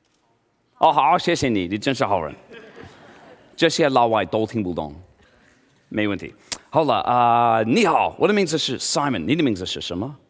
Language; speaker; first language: Chinese; non-native, learner; English